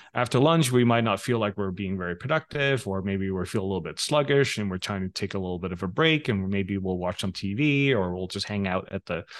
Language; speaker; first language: English; non-native, fluent; Dutch